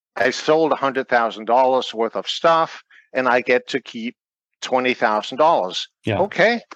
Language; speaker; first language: English; non-native, fluent; Danish